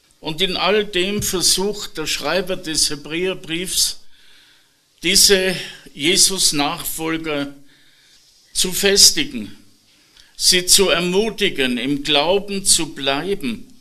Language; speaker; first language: German; native; German